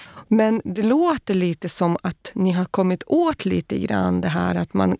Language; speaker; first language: Swedish; non-native, fluent; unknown